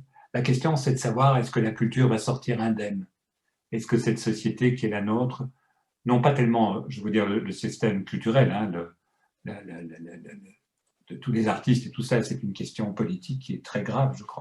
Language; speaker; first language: French; native; French